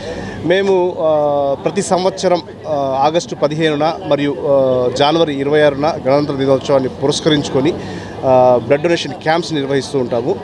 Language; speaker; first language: Telugu; native; Telugu